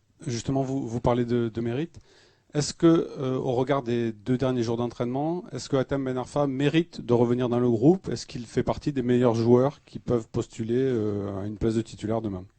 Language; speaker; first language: French; native; French